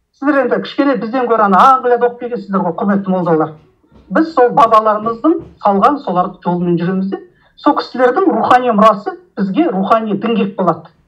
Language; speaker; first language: Kazakh; native; Kazakh